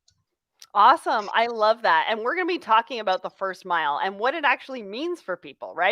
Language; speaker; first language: English; native; English